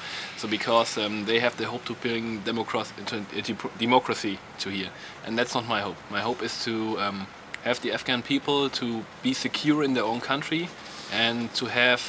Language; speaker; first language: English; non-native, fluent; German